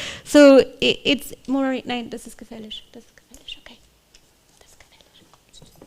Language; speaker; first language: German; non-native, fluent; English